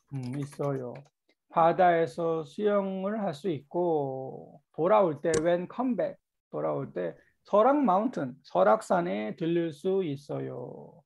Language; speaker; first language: Korean; native; Korean